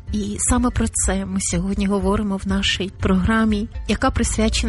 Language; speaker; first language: Ukrainian; native; Ukrainian